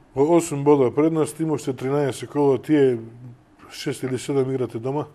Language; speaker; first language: Macedonian; native; Macedonian